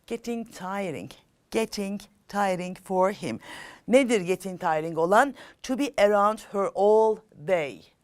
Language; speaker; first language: English; non-native, fluent; Turkish